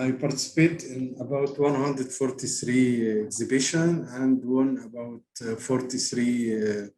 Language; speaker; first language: English; non-native, learner; Arabic